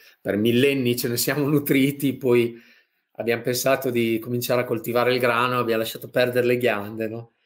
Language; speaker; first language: Italian; native; Italian